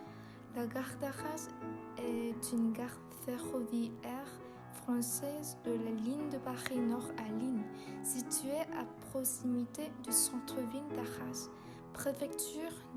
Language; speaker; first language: French; non-native, learner; Vietnamese